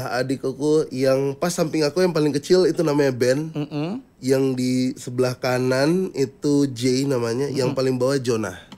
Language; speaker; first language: Indonesian; native; Indonesian